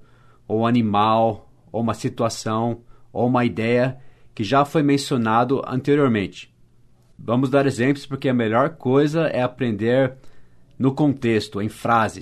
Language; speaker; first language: Portuguese; non-native, fluent; English